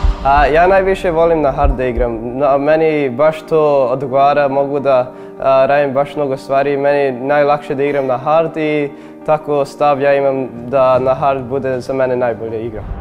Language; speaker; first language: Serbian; early bilingual, heritage; English